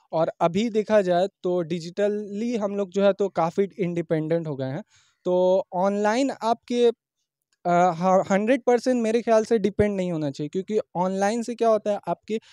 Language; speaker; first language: Hindi; native; Hindi